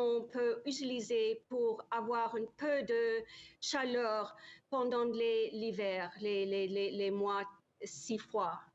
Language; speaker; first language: French; non-native, learner; English